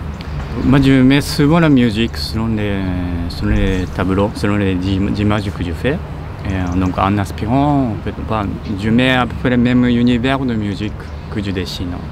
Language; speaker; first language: French; non-native, fluent; Japanese